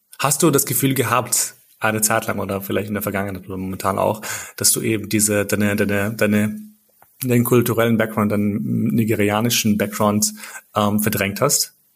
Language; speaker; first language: German; early bilingual, other home language; Albanian